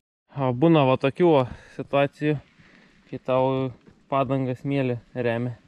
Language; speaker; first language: Lithuanian; native; Lithuanian